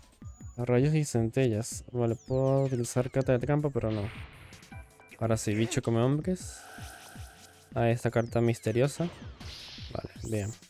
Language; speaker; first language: Spanish; native; Spanish